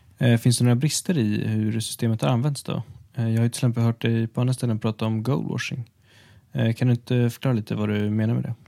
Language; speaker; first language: Swedish; native; Swedish